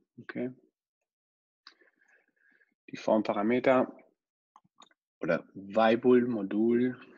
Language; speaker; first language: German; non-native, fluent; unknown